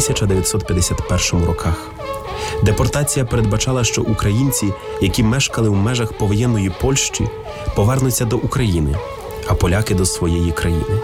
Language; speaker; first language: Ukrainian; native; Ukrainian